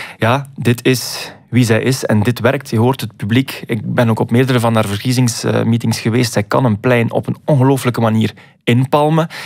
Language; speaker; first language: Dutch; native; Dutch